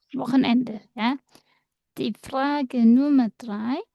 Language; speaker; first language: German; non-native, fluent; Indonesian